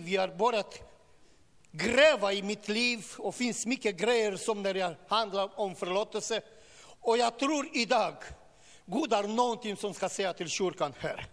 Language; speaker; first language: Swedish; non-native, learner; Romanian